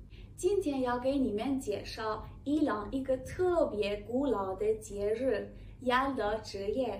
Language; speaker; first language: Chinese; non-native, fluent; Persian